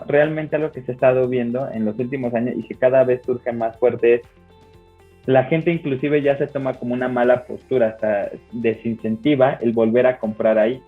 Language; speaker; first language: Spanish; native; Spanish